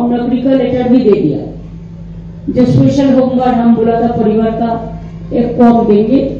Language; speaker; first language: Hindi; non-native, local second language; Bangla